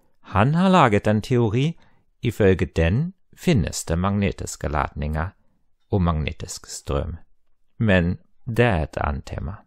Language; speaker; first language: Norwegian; non-native, fluent; German